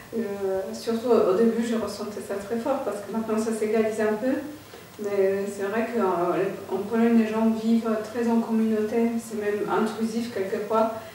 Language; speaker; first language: French; non-native, fluent; Polish